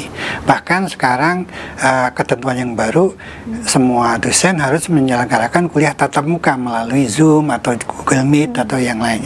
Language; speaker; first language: Indonesian; native; Indonesian